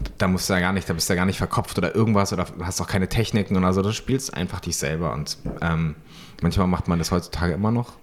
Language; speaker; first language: German; native; German